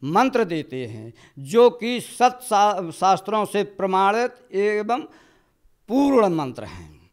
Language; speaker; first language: Hindi; native; Hindi